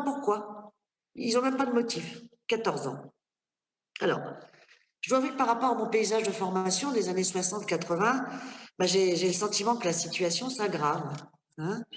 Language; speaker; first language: French; native; French